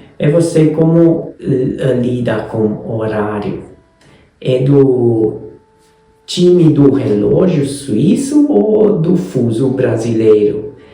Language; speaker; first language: Portuguese; non-native, fluent; Hungarian